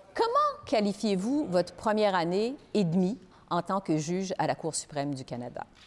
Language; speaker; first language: French; native; French